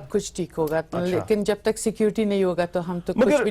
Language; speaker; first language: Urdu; non-native, learner; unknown